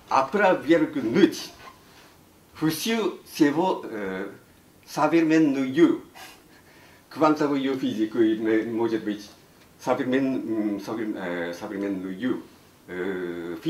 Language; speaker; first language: Russian; non-native, learner; Japanese